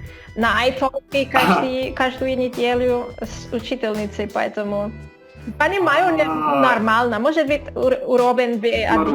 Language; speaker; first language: Russian; non-native, learner; Catalan